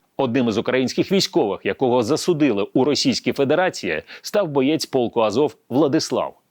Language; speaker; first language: Ukrainian; native; Ukrainian